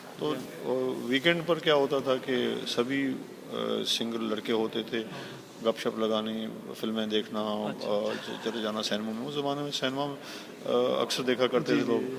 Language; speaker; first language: Urdu; non-native, local second language; Pahari-Potwari